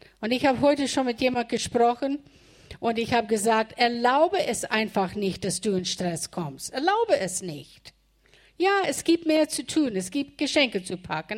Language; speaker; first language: German; non-native, fluent; English